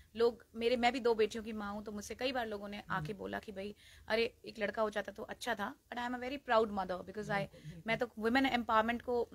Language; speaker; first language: Hindi; native; Hindi